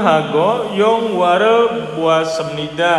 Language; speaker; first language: Korean; non-native, fluent; Indonesian